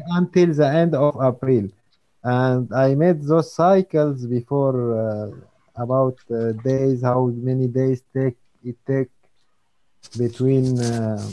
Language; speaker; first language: English; non-native, learner; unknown